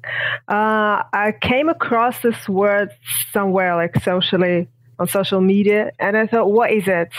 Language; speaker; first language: English; non-native, fluent; Russian